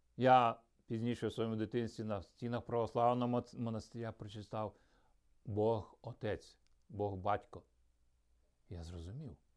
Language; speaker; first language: Ukrainian; early bilingual, other home language; Russian